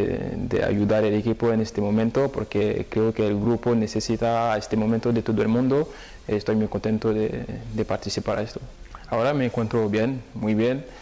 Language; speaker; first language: Spanish; non-native, fluent; French